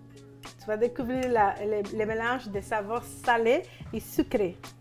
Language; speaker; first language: French; non-native, fluent; Spanish